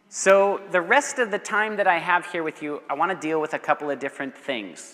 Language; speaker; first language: English; native; English